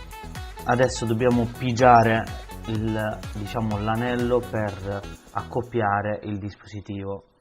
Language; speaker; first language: Italian; native; Italian